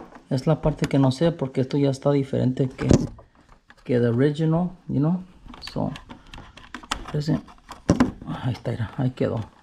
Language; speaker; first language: Spanish; early bilingual, heritage; Spanish